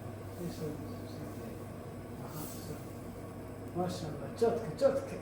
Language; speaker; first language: Russian; non-native, learner; Somali